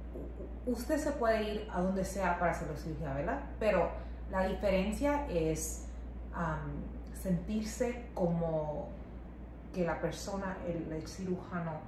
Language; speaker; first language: Spanish; non-native, local second language; English